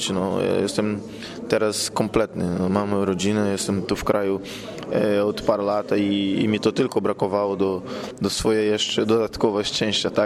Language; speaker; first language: Polish; non-native, fluent; Portuguese